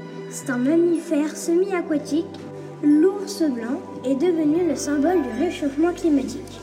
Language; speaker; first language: French; native; French